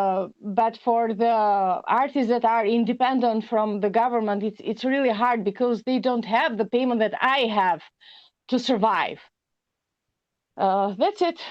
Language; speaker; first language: English; non-native, learner; Albanian